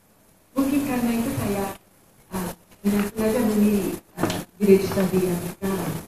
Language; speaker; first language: Indonesian; non-native, fluent; Japanese